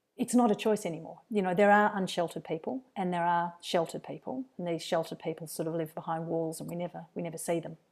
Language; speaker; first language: English; native; English